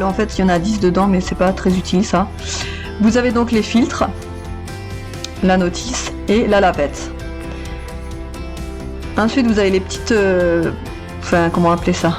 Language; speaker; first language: French; native; French